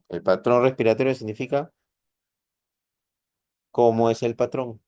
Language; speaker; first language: Spanish; native; Spanish